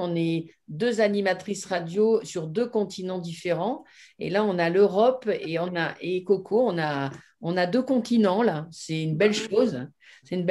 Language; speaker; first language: French; native; French